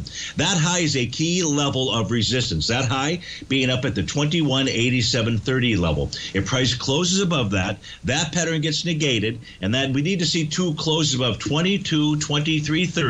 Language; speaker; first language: English; native; English